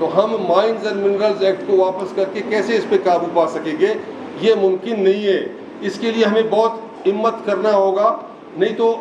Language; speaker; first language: Urdu; non-native, local second language; Baluchi